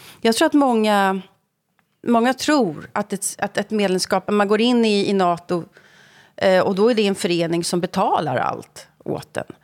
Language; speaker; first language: Swedish; native; Swedish